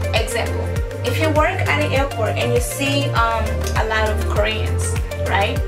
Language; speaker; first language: English; early bilingual, other home language; Portuguese